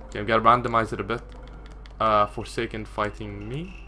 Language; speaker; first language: English; native; English